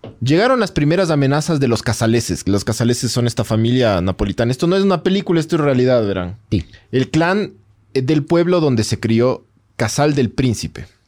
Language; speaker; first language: Spanish; native; Spanish